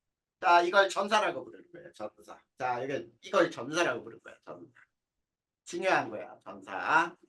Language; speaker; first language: Korean; native; Korean